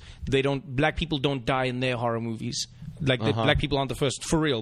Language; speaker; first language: English; native; English